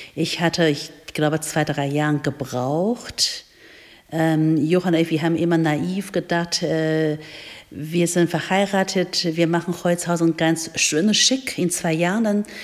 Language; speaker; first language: German; non-native, fluent; Chinese